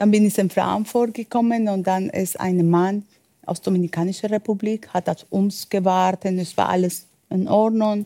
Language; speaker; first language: German; non-native, fluent; Spanish